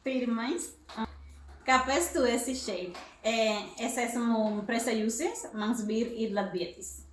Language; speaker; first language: Latvian; non-native, learner; Spanish